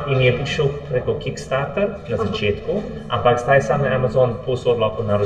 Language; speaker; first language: Slovenian; non-native, fluent; English